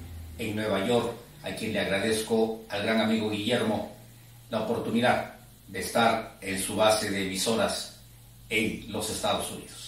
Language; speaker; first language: Spanish; native; Spanish